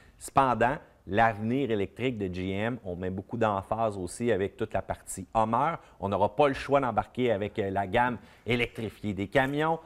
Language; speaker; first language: French; native; French